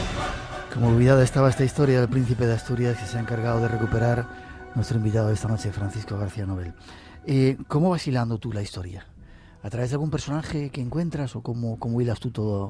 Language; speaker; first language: Spanish; native; Spanish